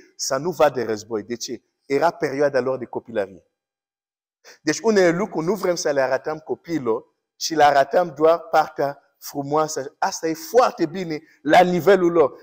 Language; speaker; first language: Romanian; non-native, fluent; English